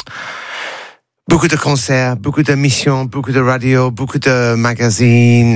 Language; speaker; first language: French; non-native, learner; English